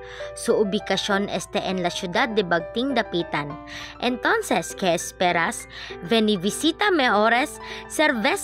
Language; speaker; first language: Spanish; non-native, learner; Cebuano